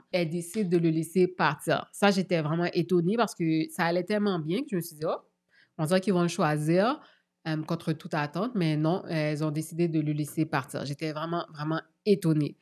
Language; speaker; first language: French; native; French